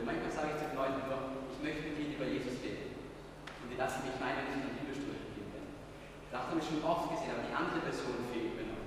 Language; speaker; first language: German; native; German